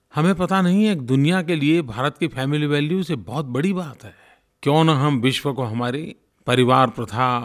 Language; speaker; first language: Hindi; non-native, local second language; Gujarati